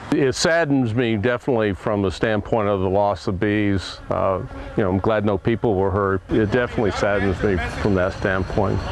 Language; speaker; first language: English; native; English